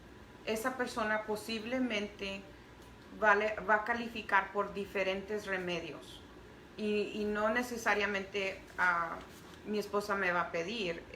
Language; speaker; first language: Spanish; early bilingual, heritage; Spanish